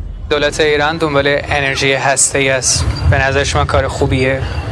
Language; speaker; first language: Persian; non-native, learner; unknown